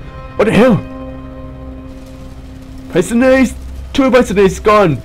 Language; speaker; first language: English; non-native, learner; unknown